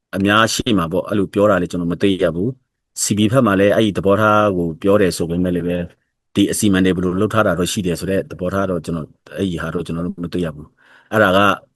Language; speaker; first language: Burmese; non-native, local second language; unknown